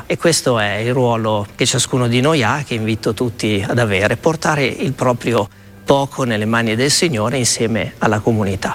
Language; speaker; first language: Italian; native; Italian